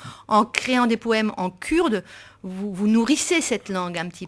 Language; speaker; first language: French; native; French